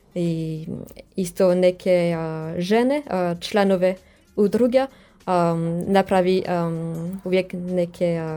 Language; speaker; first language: Serbian; non-native, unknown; French